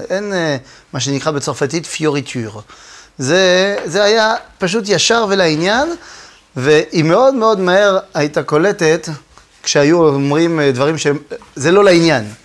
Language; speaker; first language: Hebrew; non-native, fluent; French